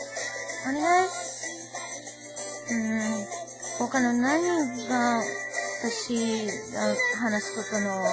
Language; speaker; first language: Japanese; non-native, learner; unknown